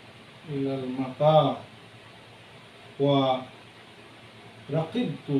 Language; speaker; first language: Arabic; non-native, fluent; Bangla